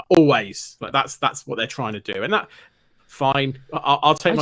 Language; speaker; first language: English; native; English